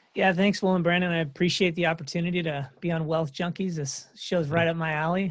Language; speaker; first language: English; native; English